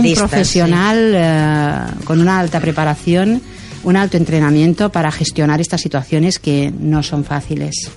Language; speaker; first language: Spanish; non-native, local second language; Catalan